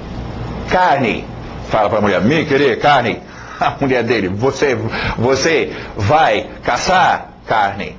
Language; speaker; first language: Portuguese; non-native, fluent; English